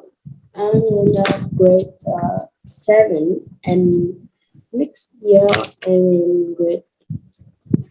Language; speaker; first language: English; non-native, learner; Vietnamese